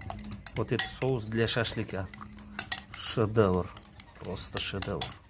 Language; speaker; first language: Russian; non-native, fluent; Uzbek